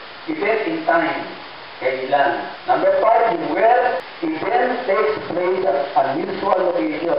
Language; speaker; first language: English; non-native, local second language; Filipino